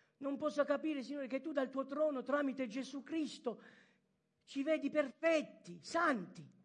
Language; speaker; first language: Italian; early bilingual, heritage; French